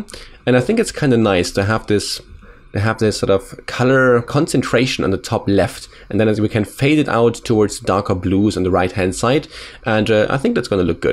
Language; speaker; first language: English; non-native, fluent; German